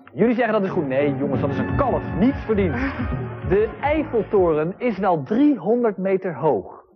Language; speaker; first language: Dutch; native; Dutch